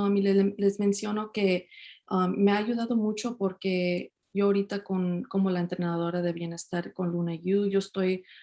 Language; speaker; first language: Spanish; early bilingual, heritage; Spanish